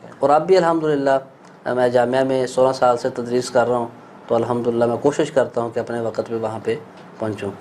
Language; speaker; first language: Urdu; non-native, local second language; Punjabi